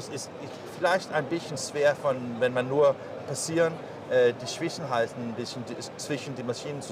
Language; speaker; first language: German; non-native, learner; Danish